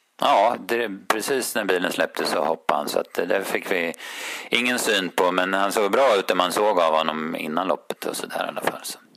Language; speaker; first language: Swedish; native; Swedish